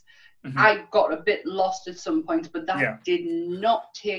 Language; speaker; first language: English; native; English